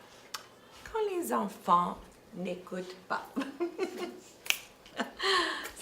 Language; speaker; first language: French; non-native, local second language; English